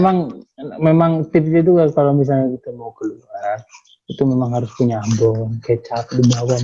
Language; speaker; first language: Indonesian; native; Indonesian